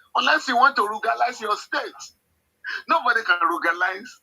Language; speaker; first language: English; non-native, local second language; Yoruba